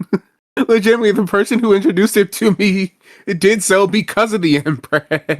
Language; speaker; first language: English; native; English